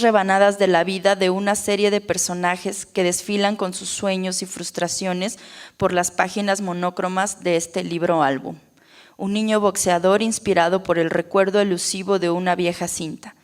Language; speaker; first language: Spanish; native; Spanish